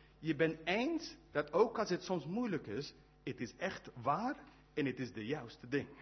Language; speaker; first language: Dutch; non-native, fluent; English